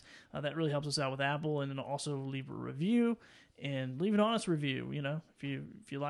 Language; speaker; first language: English; native; English